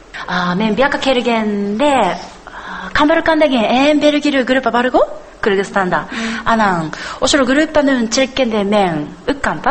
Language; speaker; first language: Kyrgyz; non-native, learner; Japanese